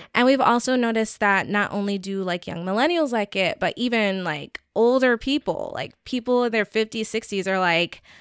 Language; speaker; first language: English; native; English